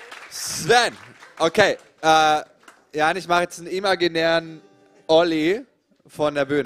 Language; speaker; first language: German; native; German